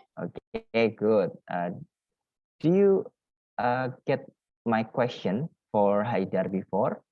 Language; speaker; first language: English; non-native, learner; Indonesian